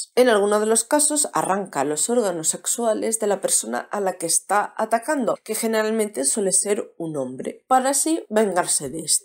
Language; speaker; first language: Spanish; native; Spanish